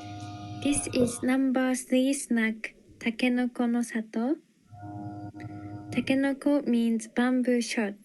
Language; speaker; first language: English; non-native, learner; Japanese